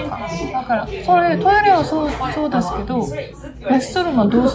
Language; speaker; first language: Japanese; non-native, learner; Korean